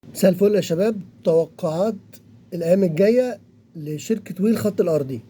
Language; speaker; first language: Arabic; native; Arabic